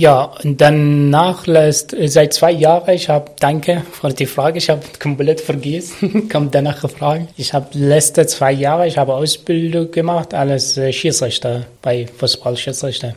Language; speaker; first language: German; non-native, learner; Arabic